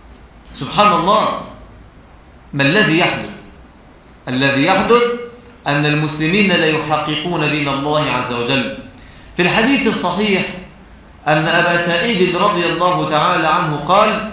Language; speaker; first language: Arabic; native; Arabic